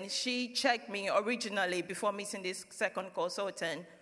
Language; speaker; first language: English; non-native, local second language; Yoruba